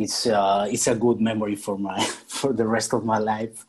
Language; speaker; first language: English; non-native, learner; Spanish